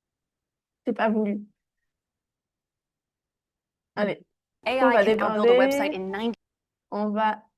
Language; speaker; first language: French; native; French